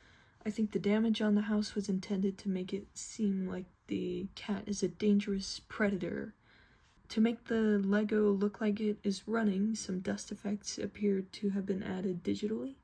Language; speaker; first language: English; native; English